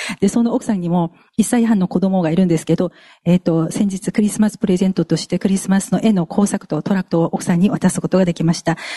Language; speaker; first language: Japanese; non-native, fluent; Korean